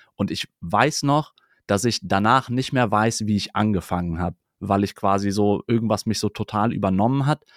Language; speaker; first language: German; native; German